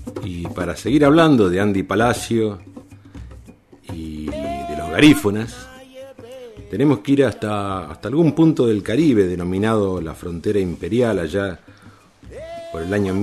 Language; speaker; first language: Spanish; native; Spanish